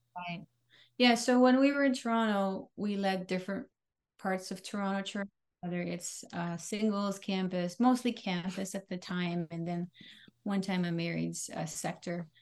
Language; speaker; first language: English; non-native, local second language; Pampanga